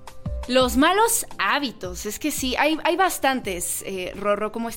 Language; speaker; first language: Spanish; native; Spanish